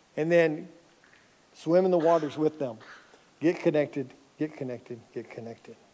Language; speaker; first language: English; native; English